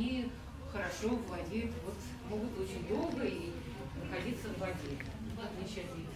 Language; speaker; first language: Russian; native; Russian